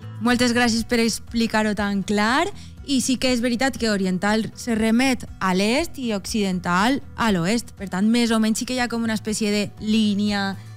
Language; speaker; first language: Catalan; native; Catalan